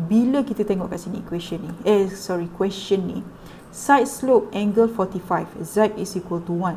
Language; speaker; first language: English; non-native, local second language; Malay